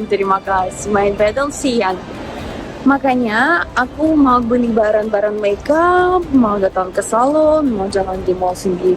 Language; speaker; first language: Indonesian; non-native, learner; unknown